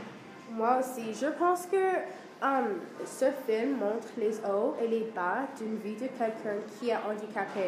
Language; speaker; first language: French; non-native, learner; English